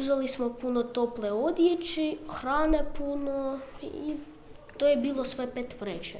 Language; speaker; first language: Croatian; non-native, learner; Ukrainian